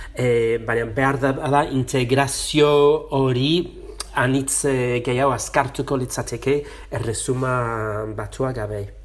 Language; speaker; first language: Basque; non-native, fluent; English